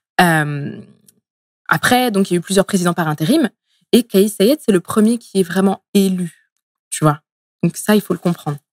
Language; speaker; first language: French; early bilingual, other home language; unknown